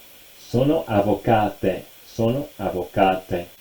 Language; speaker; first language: Italian; non-native, fluent; English